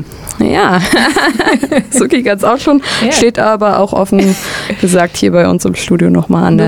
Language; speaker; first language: German; native; German